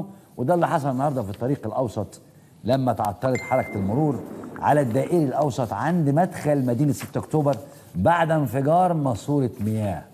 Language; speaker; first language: Arabic; native; Arabic